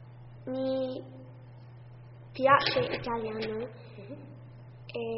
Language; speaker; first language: Italian; non-native, learner; English